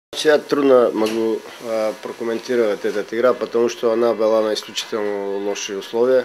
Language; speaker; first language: Russian; non-native, learner; Bulgarian